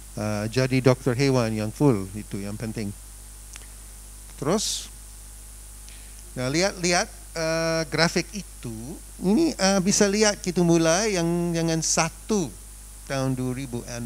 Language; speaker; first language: Indonesian; non-native, fluent; English